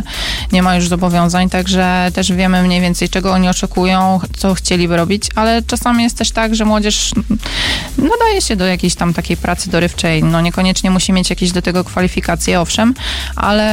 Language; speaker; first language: Polish; native; Polish